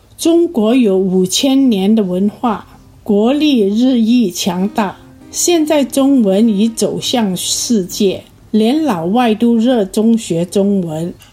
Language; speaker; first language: Chinese; early bilingual, heritage; Chinese